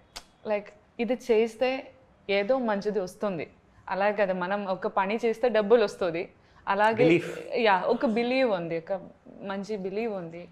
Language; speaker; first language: Telugu; non-native, learner; Malayalam